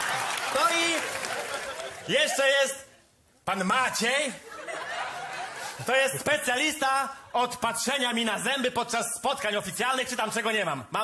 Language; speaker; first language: Polish; native; Polish